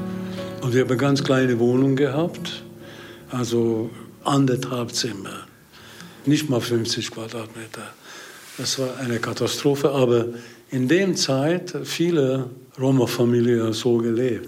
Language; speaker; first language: German; non-native, learner; Hungarian